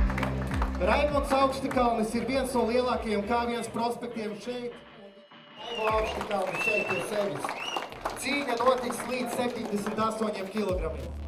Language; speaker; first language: Latvian; native; Latvian